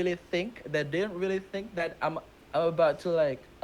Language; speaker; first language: English; non-native, fluent; Indonesian